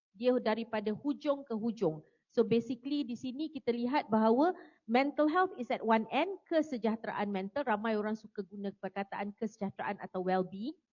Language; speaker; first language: Malay; native; Malay